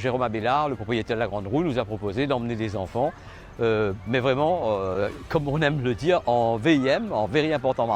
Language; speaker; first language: French; native; French